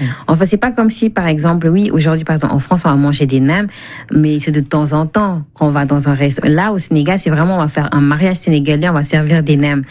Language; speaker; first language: French; non-native, local second language; Wolof